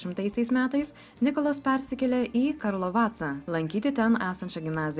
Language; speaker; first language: Lithuanian; native; Lithuanian